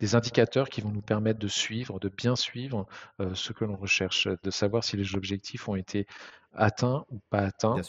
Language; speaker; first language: French; native; French